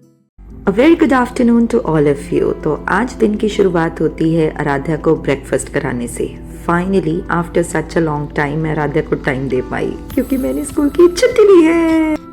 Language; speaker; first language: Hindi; native; Hindi